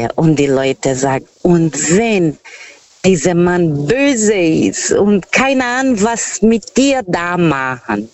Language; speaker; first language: German; non-native, learner; Portuguese